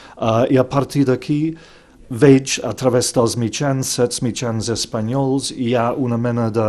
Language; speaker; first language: Catalan; non-native, fluent; English